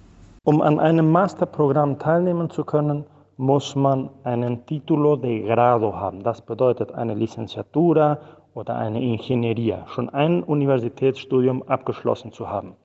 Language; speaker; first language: German; non-native, fluent; Spanish